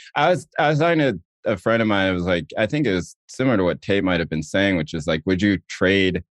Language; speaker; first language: English; native; English